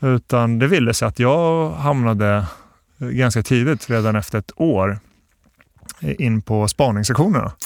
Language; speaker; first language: Swedish; early bilingual, other home language; Bosnian